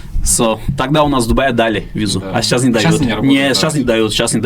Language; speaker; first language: Russian; non-native, local second language; Uzbek